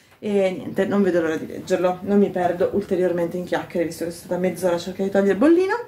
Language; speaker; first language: Italian; native; Italian